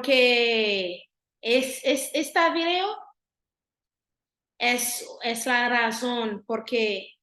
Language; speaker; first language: Spanish; non-native, learner; Haitian Creole